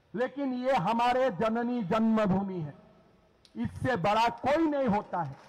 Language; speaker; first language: Hindi; non-native, local second language; Assamese